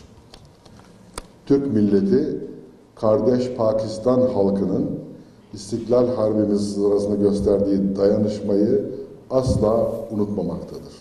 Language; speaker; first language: Turkish; native; Turkish